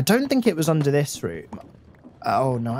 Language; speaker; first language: English; native; English